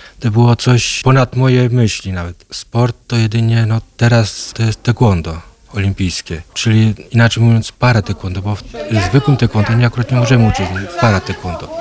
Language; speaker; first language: Polish; native; Polish